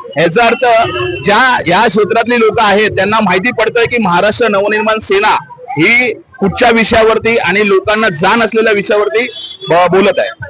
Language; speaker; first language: Marathi; native; Marathi